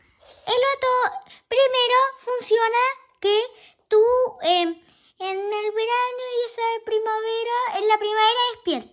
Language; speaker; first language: Spanish; early bilingual, heritage; Spanish